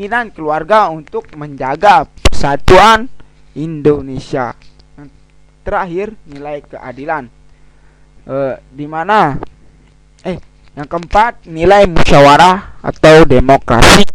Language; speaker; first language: Indonesian; native; Indonesian